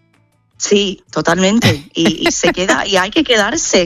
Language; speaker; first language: Spanish; non-native, fluent; English